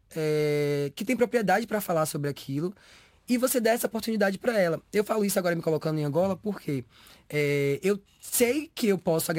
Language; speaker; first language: Portuguese; native; Portuguese